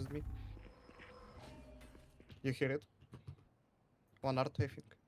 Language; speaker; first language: English; non-native, learner; Russian